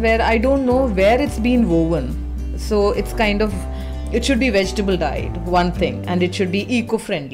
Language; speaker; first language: English; non-native, local second language; Malayalam